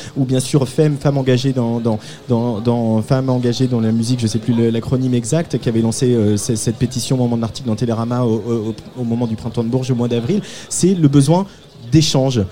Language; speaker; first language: French; native; French